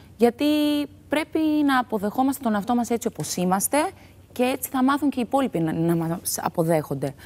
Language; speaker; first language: Greek; early bilingual, other home language; Albanian